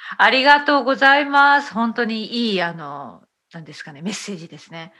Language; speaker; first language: Japanese; native; Japanese